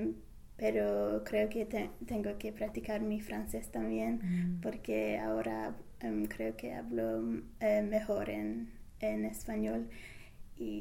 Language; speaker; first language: Spanish; non-native, fluent; English